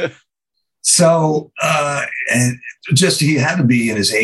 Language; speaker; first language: English; native; English